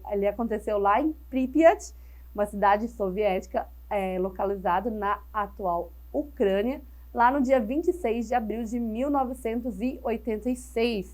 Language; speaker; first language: Portuguese; native; Portuguese